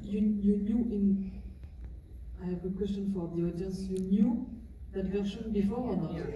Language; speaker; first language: English; non-native, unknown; French